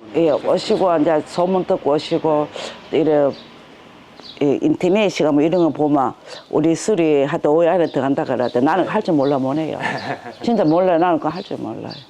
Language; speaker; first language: Korean; native; Korean